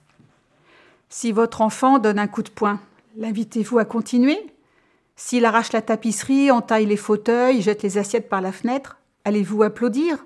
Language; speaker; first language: French; native; French